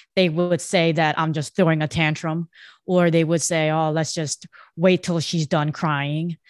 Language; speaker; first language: English; early bilingual, other home language; Korean